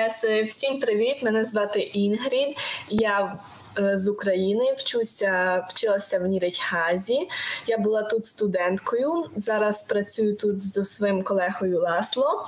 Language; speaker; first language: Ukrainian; non-native, local second language; Hungarian